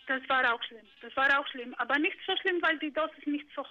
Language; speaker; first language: German; non-native, fluent; Greek